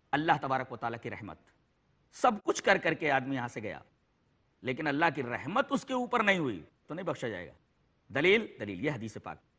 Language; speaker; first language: Urdu; native; Urdu